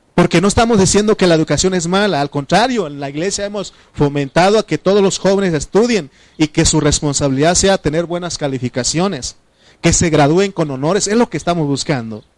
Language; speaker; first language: Spanish; non-native, local second language; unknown